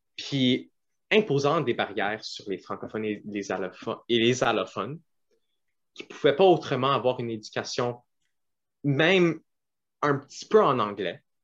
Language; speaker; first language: French; non-native, local second language; English